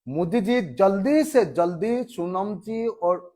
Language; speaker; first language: Hindi; non-native, local second language; Assamese